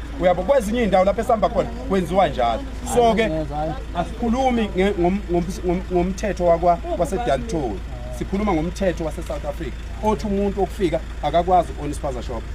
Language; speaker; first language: Zulu; native; Zulu